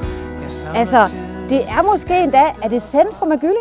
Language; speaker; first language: Danish; native; Danish